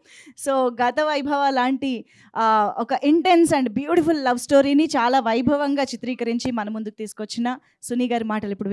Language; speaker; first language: Telugu; native; Telugu